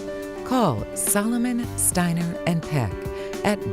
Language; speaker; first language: English; native; English